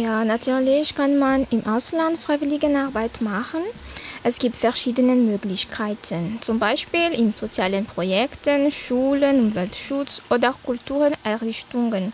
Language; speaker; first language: German; non-native, fluent; Malagasy